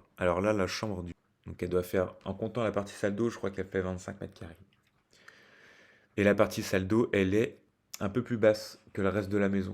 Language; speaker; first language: French; native; French